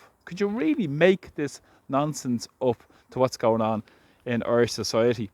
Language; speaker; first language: English; native; English